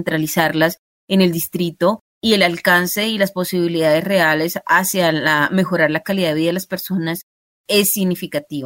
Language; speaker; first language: Spanish; native; Spanish